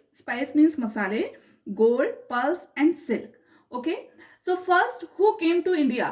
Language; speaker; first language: English; non-native, local second language; Hindi